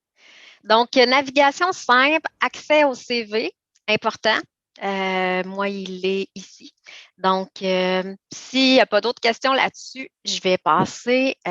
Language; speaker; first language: French; native; French